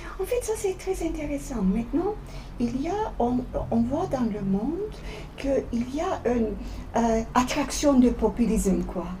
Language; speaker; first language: French; non-native, fluent; Turkish